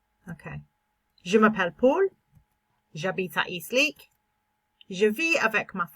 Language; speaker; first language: French; non-native, fluent; English